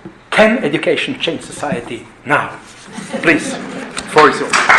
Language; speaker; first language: English; non-native, fluent; Slovenian